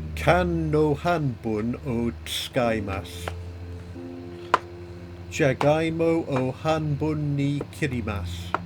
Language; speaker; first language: Japanese; non-native, learner; English